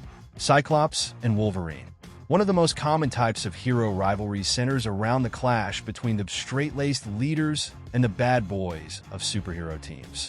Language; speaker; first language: English; native; English